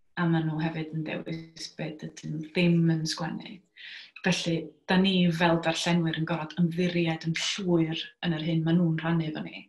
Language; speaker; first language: Welsh; native; Welsh